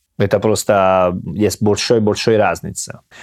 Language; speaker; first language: Russian; non-native, learner; Italian